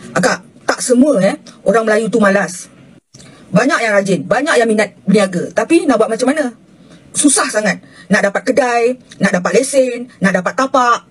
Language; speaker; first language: Malay; native; Malay